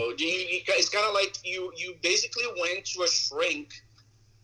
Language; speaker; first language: English; non-native, fluent; Portuguese